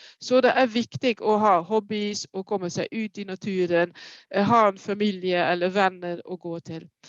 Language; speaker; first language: Swedish; non-native, fluent; Dutch